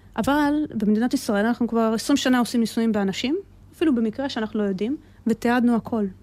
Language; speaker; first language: Hebrew; early bilingual, other home language; Russian